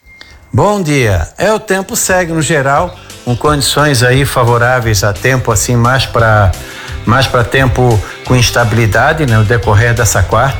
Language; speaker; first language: Portuguese; native; Portuguese